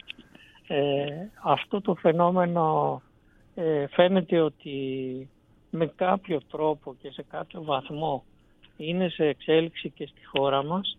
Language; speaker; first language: Greek; native; Greek